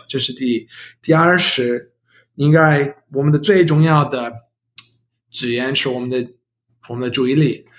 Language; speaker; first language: Chinese; non-native, learner; English